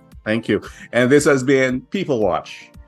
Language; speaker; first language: English; non-native, local second language; Filipino